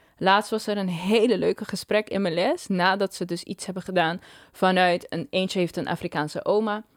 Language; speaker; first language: Dutch; non-native, local second language; Papiamento